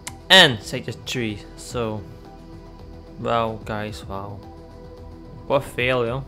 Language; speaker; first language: English; non-native, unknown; Dutch